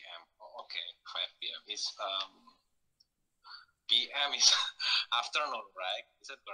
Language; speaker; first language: English; non-native, fluent; Indonesian